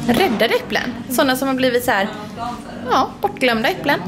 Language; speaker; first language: Swedish; native; Swedish